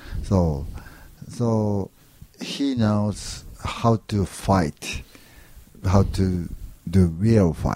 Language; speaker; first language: English; non-native, learner; Japanese